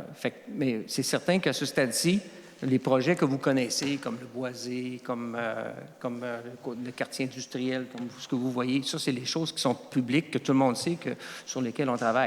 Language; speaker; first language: French; native; French